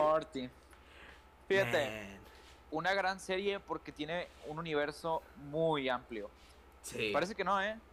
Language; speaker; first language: Spanish; native; Spanish